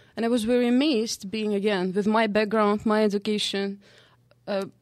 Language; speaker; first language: English; non-native, fluent; Uzbek